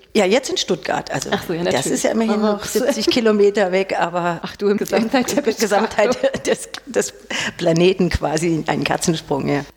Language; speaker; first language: German; native; German